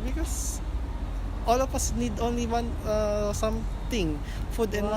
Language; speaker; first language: English; non-native, learner; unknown